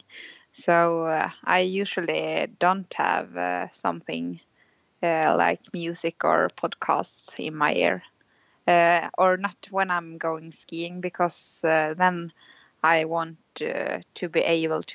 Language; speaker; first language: English; non-native, fluent; Swedish